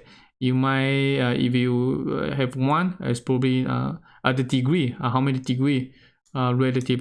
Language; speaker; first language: English; non-native, fluent; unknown